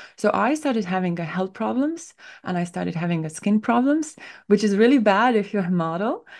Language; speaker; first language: English; non-native, fluent; Estonian